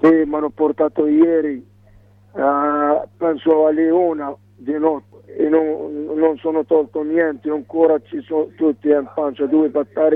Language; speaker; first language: Italian; non-native, learner; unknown